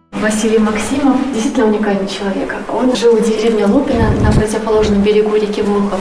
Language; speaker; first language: Russian; native; Russian